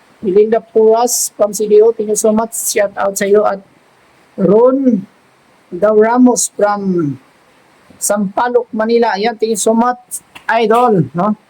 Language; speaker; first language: Filipino; non-native, local second language; Cebuano